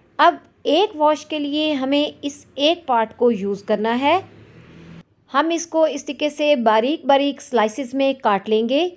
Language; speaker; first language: Urdu; native; Urdu